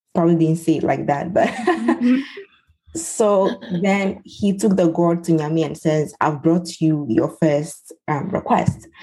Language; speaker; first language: English; non-native, local second language; Ewe